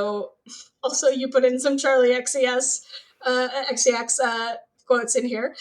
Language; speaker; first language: English; native; English